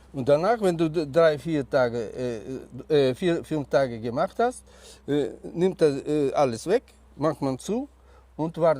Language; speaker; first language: German; non-native, learner; Russian